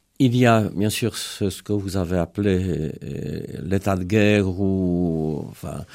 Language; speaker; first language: French; non-native, fluent; Polish